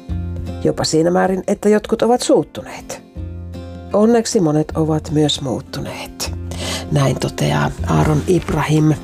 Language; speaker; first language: Finnish; native; Finnish